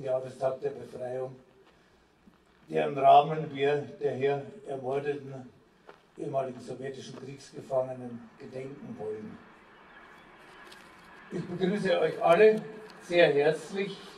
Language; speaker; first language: German; native; German